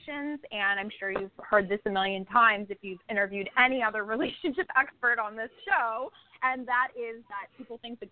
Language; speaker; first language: English; native; English